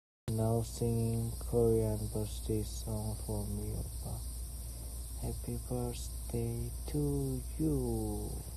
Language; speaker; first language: English; non-native, learner; Korean